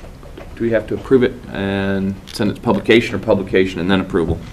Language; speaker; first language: English; native; English